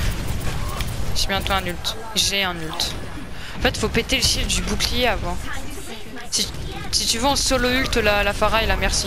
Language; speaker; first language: French; native; French